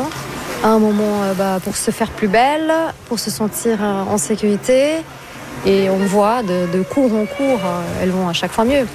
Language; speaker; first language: French; non-native, fluent; Portuguese